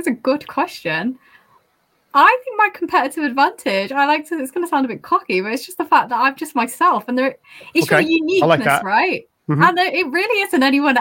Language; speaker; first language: English; native; English